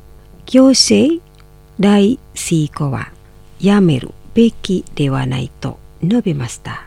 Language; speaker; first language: Japanese; non-native, fluent; Indonesian